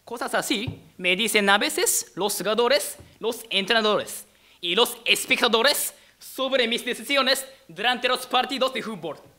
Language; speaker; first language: Spanish; non-native, learner; Japanese